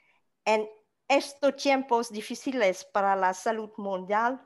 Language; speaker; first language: Spanish; non-native, learner; Khmer